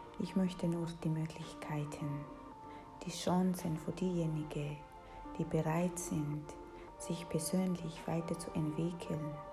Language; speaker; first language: German; non-native, fluent; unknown